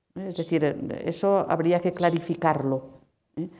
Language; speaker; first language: Spanish; non-native, local second language; Catalan